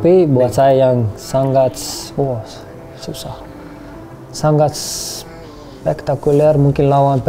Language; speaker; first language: Indonesian; non-native, learner; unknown